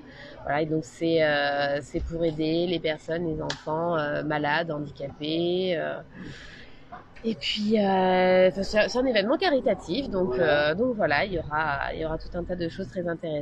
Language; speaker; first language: French; native; French